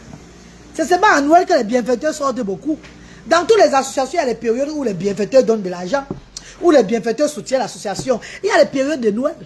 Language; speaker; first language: French; non-native, local second language; Lingala